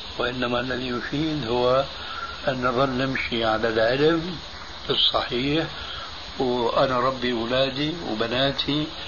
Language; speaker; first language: Arabic; early bilingual, other home language; Albanian